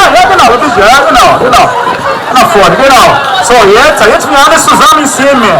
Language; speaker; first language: German; non-native, learner; Portuguese